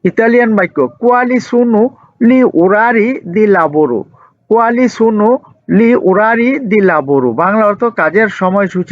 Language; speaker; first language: Italian; non-native, learner; Bangla